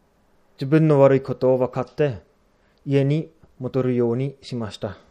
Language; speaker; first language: Japanese; non-native, fluent; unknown